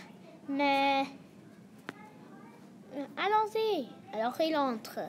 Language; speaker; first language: French; non-native, learner; English